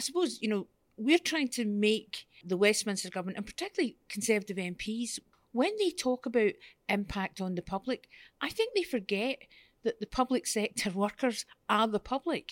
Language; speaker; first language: English; native; English